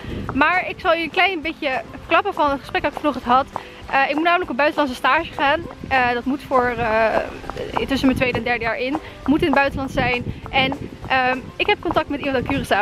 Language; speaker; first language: Dutch; native; Dutch